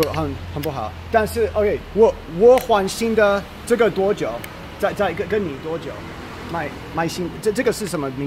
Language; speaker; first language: Chinese; non-native, learner; English